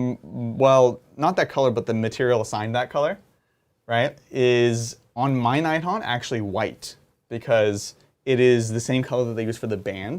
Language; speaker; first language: English; native; English